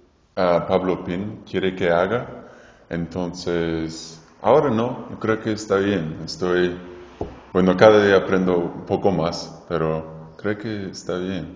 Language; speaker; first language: Spanish; non-native, fluent; English